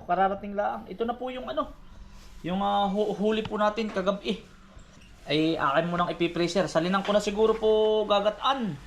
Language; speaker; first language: Filipino; native; Filipino